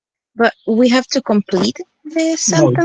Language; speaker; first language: English; non-native, learner; Spanish